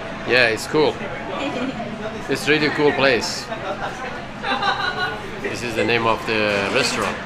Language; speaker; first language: English; non-native, fluent; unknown